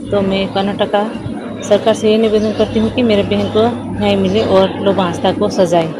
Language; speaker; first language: Hindi; non-native, local second language; Santali